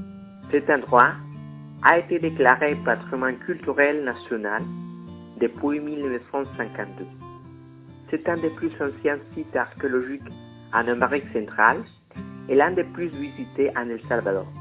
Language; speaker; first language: French; non-native, learner; Spanish